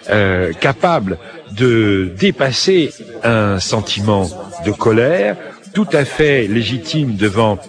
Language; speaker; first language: French; native; French